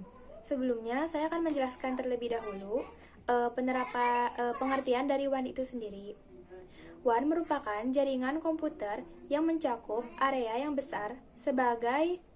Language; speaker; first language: Indonesian; native; Indonesian